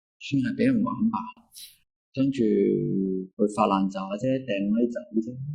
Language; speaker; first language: Cantonese; native; Cantonese